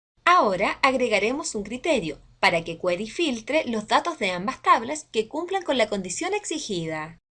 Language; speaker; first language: Spanish; native; Spanish